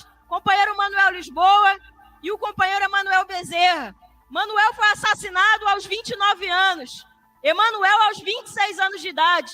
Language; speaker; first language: Portuguese; native; Portuguese